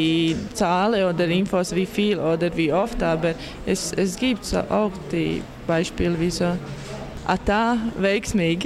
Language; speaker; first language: German; non-native, learner; Latvian